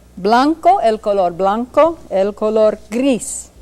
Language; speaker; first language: Spanish; non-native, learner; English